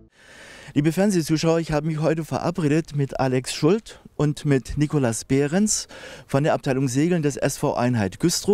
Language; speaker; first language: German; native; German